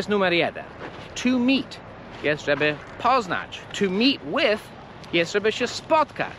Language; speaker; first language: Polish; non-native, fluent; English